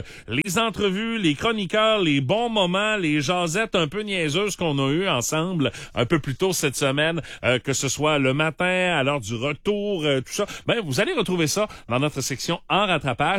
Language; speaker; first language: French; native; French